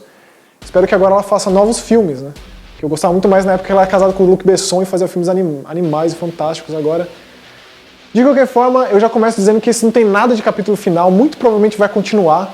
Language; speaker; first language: Portuguese; native; Portuguese